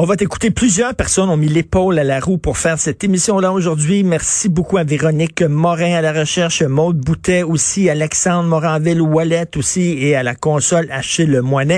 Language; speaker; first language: French; native; French